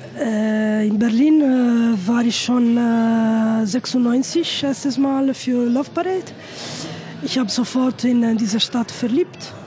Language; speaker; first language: German; non-native, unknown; Italian